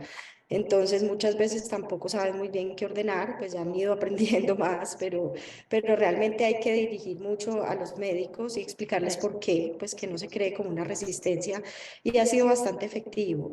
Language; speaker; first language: Spanish; native; Spanish